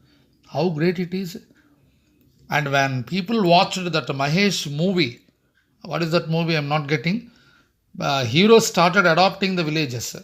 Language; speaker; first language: English; non-native, local second language; Telugu